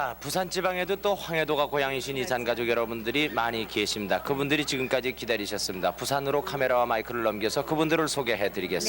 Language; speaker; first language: Korean; native; Korean